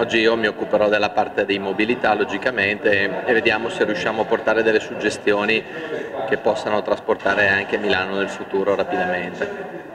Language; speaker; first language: Italian; native; Italian